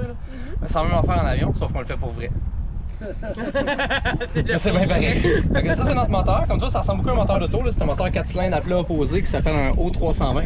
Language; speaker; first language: French; native; French